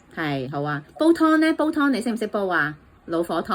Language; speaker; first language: Cantonese; native; Cantonese